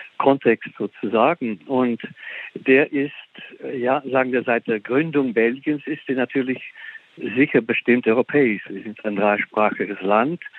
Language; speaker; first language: German; non-native, fluent; Dutch